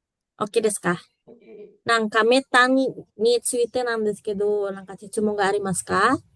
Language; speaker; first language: Japanese; non-native, fluent; Indonesian